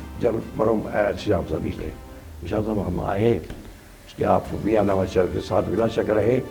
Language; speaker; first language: Urdu; non-native, local second language; Sindhi